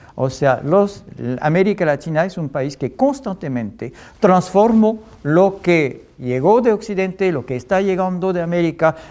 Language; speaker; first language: Spanish; non-native, fluent; French